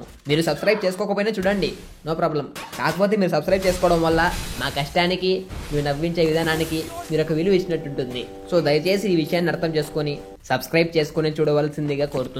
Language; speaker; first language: Telugu; native; Telugu